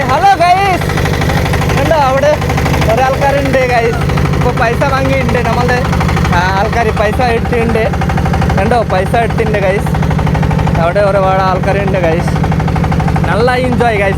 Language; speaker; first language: Malayalam; non-native, learner; Bangla